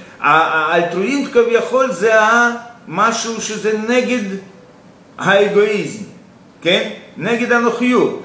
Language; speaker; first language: Hebrew; non-native, fluent; Russian